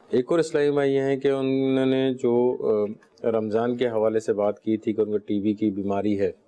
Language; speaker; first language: Urdu; native; Urdu